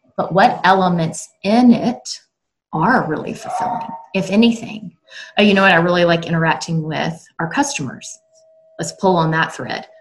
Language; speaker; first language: English; native; English